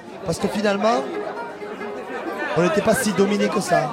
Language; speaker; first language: French; native; French